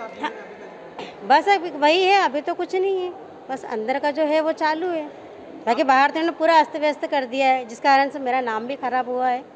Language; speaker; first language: Hindi; native; Hindi